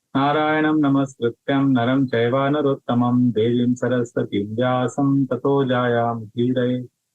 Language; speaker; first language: Hindi; non-native, local second language; Marathi